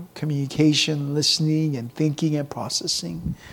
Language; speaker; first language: English; early bilingual, other home language; Korean